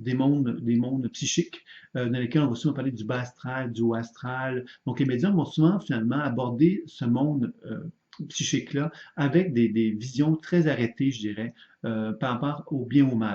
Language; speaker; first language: French; native; French